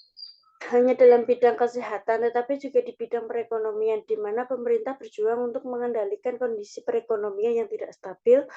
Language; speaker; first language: Indonesian; native; Indonesian